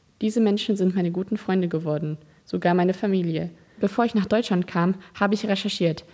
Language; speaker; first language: German; native; German